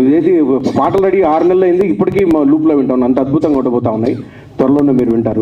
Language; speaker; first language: Telugu; native; Telugu